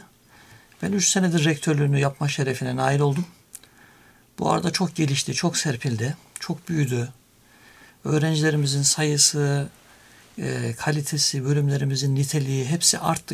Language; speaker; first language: Turkish; native; Turkish